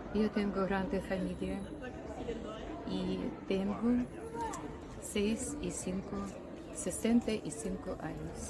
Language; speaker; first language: Spanish; non-native, learner; Ukrainian